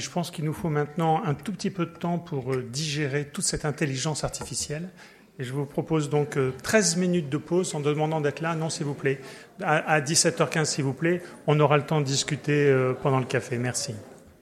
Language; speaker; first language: French; native; French